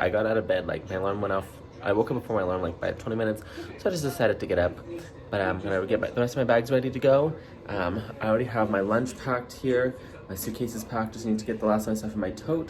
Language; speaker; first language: English; native; English